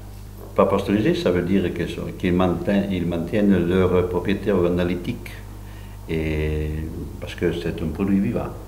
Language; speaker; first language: French; non-native, local second language; Italian